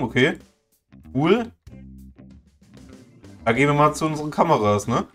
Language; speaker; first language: German; native; German